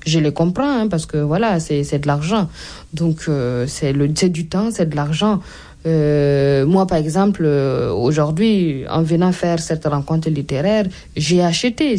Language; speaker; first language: French; non-native, local second language; Mossi